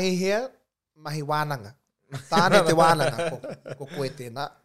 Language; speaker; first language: English; non-native, local second language; Māori